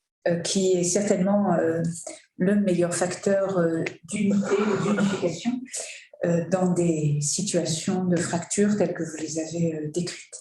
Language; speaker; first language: French; native; French